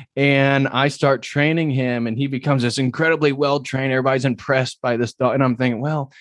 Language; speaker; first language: English; native; English